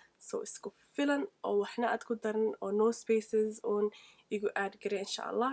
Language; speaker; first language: Somali; early bilingual, heritage; Somali